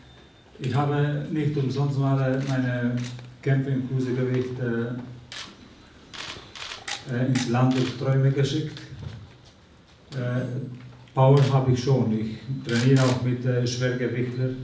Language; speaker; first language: German; non-native, fluent; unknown